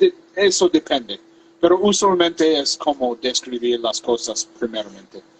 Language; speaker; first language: Spanish; non-native, fluent; English